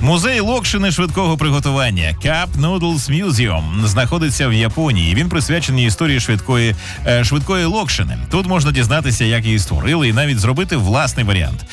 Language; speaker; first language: Ukrainian; native; Ukrainian